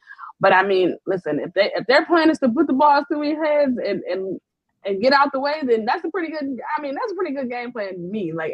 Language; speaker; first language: English; native; English